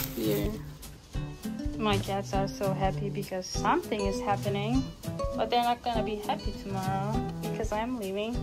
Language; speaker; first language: English; non-native, fluent; Turkish